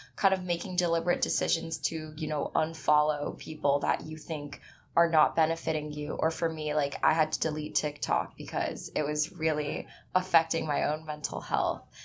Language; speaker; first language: English; early bilingual, other home language; Chinese